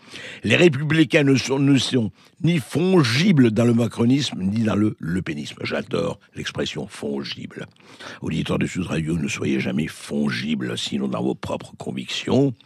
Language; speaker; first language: French; native; French